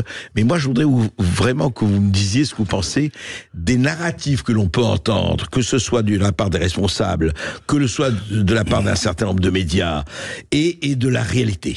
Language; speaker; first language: French; native; French